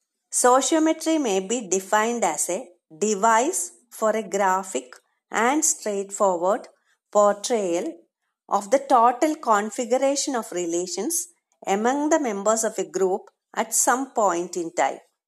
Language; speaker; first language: English; non-native, local second language; Malayalam